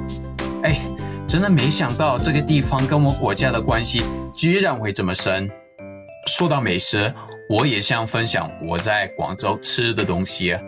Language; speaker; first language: Chinese; non-native, fluent; English